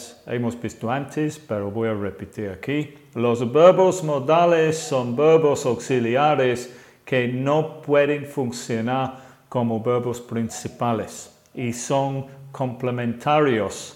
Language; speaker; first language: Spanish; non-native, fluent; English